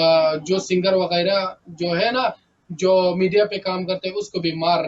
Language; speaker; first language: Hindi; early bilingual, other home language; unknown